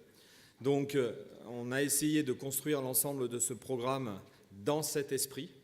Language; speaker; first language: French; native; French